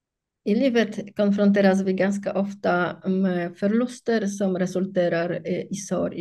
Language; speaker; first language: Swedish; non-native, fluent; Polish